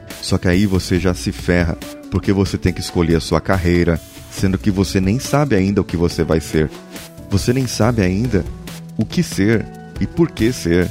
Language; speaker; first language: Portuguese; native; Portuguese